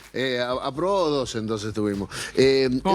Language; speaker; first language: Spanish; native; Spanish